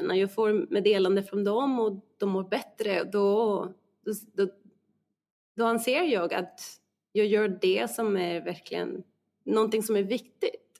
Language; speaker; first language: Swedish; non-native, fluent; Spanish